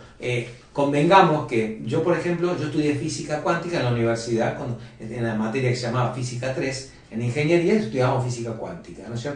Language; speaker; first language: Spanish; native; Spanish